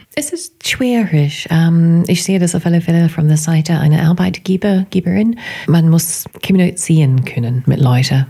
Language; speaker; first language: German; non-native, fluent; English